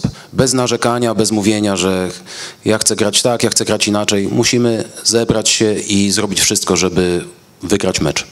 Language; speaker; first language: Polish; native; Polish